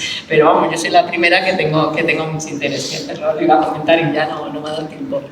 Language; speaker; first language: Spanish; native; Spanish